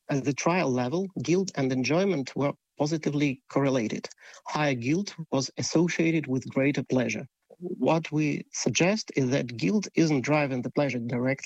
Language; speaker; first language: English; non-native, fluent; Russian